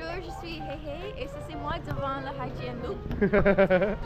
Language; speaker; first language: French; non-native, learner; English